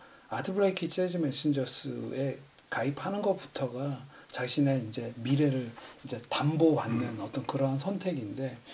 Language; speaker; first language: Korean; native; Korean